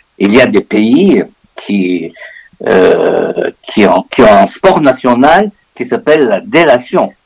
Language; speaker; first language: French; non-native, fluent; Bulgarian